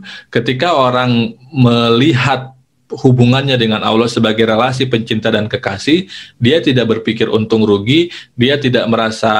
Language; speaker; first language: Indonesian; native; Indonesian